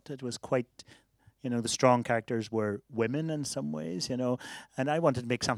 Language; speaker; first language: English; native; English